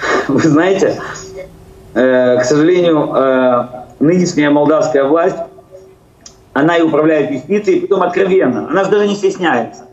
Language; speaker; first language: Russian; native; Russian